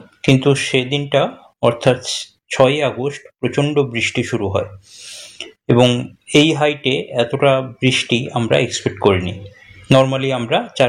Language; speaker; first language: Bangla; native; Bangla